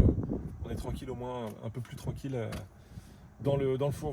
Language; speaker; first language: French; native; French